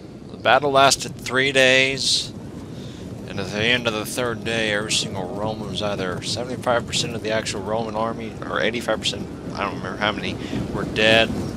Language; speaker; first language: English; native; English